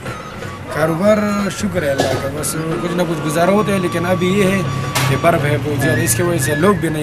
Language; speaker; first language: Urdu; non-native, local second language; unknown